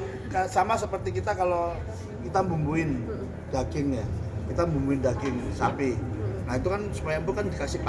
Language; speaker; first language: Indonesian; native; Indonesian